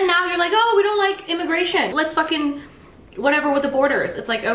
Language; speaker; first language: English; native; English